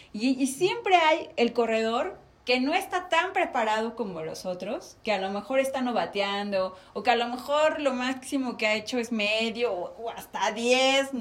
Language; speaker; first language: Spanish; native; Spanish